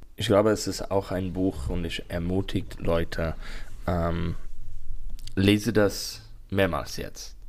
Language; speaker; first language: German; non-native, learner; English